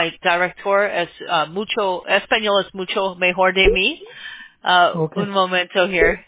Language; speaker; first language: Spanish; non-native, learner; English